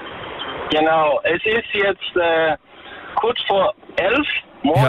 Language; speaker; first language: German; early bilingual, other home language; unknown